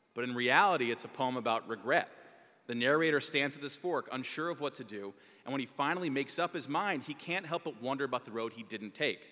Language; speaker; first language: English; native; English